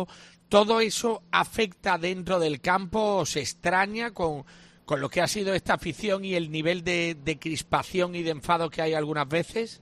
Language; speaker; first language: Spanish; native; Spanish